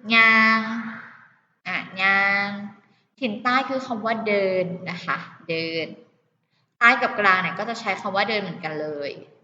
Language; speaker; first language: Thai; native; Thai